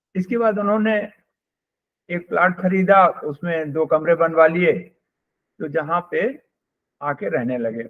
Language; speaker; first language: Hindi; native; Hindi